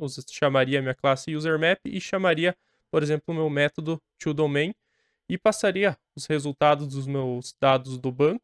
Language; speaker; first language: Portuguese; native; Portuguese